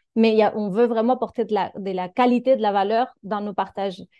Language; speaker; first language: French; non-native, fluent; Spanish